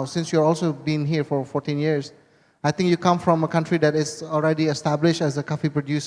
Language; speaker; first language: English; non-native, fluent; Indonesian